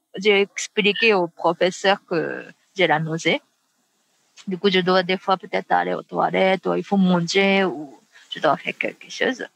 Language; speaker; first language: French; non-native, fluent; Japanese